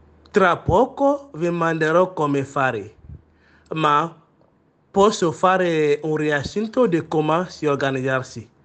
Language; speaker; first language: Italian; non-native, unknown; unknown